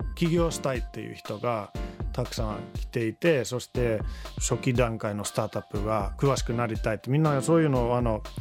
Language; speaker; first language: Japanese; non-native, fluent; Finnish